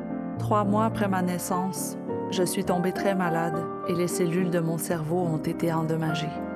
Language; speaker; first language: French; non-native, fluent; Persian